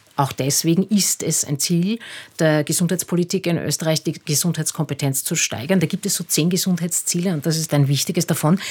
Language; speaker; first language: German; native; German